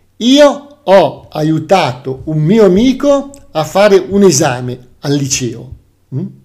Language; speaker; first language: Italian; native; Italian